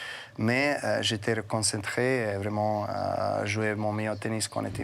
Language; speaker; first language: French; non-native, fluent; Serbian